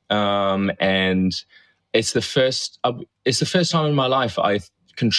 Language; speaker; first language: English; native; English